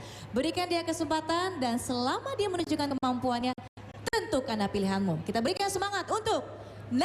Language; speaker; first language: Indonesian; native; Indonesian